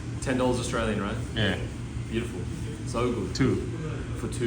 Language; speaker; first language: English; native; English